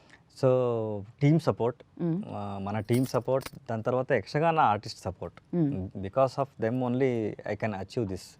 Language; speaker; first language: Telugu; non-native, learner; Kannada